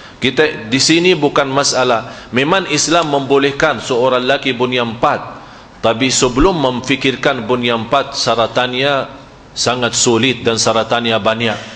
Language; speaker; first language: Malay; non-native, fluent; Arabic